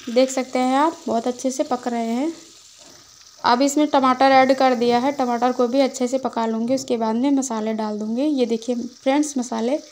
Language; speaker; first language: Hindi; native; Hindi